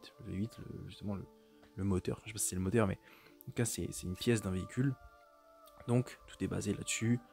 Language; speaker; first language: French; native; French